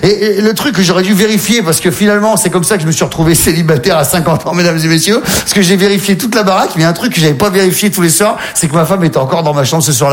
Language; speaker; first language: French; native; French